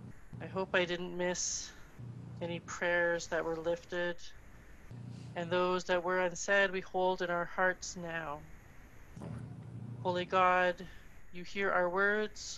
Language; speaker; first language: English; native; English